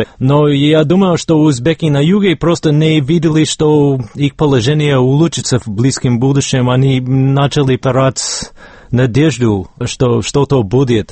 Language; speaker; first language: Russian; non-native, fluent; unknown